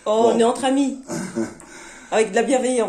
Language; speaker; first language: French; native; French